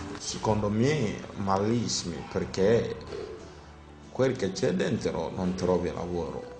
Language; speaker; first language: Italian; non-native, learner; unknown